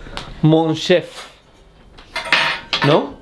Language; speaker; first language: French; non-native, learner; Arabic